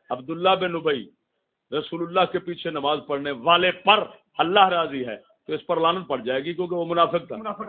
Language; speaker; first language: Urdu; non-native, local second language; Punjabi